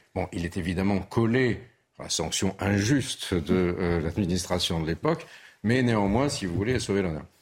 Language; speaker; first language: French; early bilingual, other home language; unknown